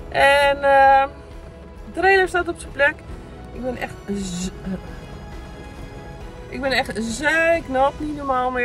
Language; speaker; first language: Dutch; native; Dutch